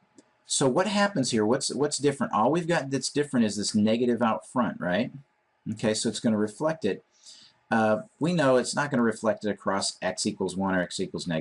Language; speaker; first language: English; native; English